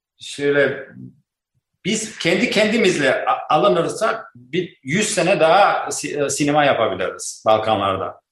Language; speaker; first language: Turkish; non-native, learner; Albanian